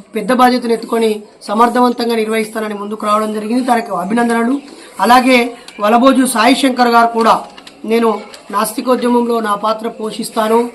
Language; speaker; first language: Telugu; native; Telugu